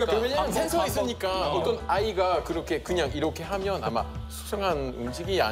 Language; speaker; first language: Korean; non-native, fluent; Spanish